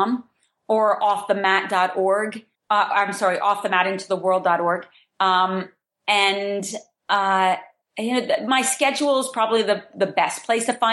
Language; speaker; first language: English; native; English